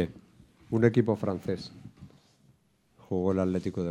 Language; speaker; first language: Spanish; native; Spanish